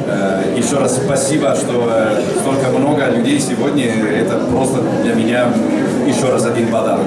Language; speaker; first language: Russian; non-native, fluent; Italian